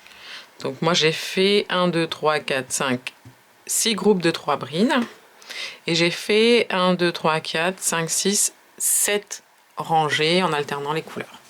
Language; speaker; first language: French; native; French